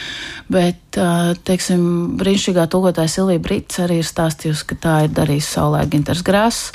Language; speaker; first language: Latvian; native; Latvian